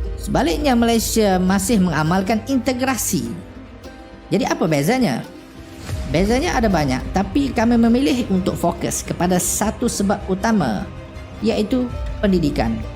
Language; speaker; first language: Malay; native; Malay